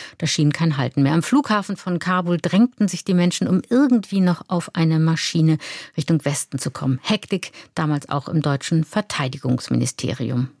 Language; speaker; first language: German; native; German